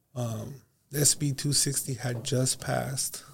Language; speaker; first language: English; native; English